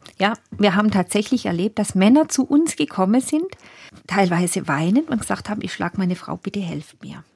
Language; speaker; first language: German; native; German